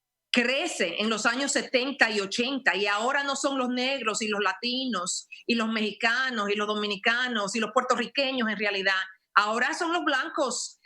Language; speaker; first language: Spanish; early bilingual, heritage; Spanish